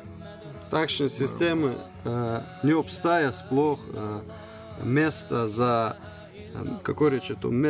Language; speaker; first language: Slovenian; non-native, learner; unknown